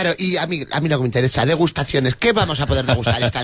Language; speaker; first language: Spanish; native; Spanish